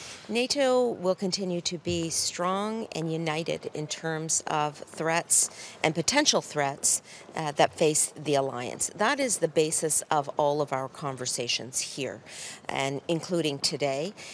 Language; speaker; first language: English; native; English